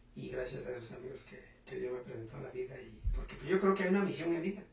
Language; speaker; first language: Spanish; non-native, local second language; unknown